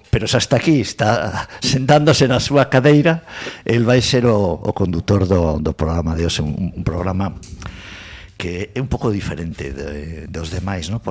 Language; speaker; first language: Galician; non-native, local second language; Spanish